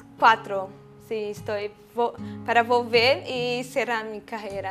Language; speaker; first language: Spanish; non-native, learner; Portuguese